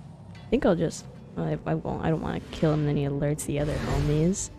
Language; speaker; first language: English; native; English